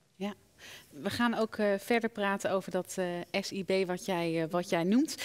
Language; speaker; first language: Dutch; native; Dutch